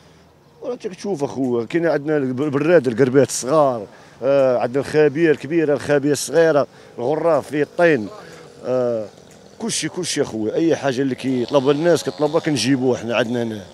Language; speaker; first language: Arabic; native; Arabic